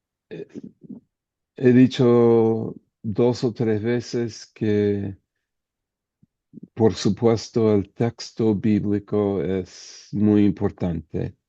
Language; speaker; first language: Spanish; non-native, fluent; English